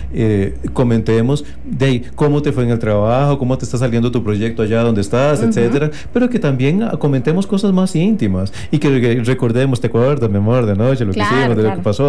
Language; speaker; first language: Spanish; native; Spanish